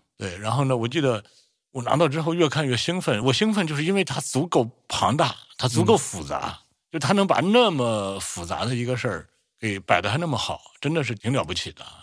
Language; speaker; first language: Chinese; native; Chinese